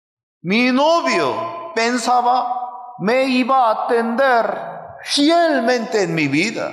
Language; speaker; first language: Spanish; non-native, fluent; Korean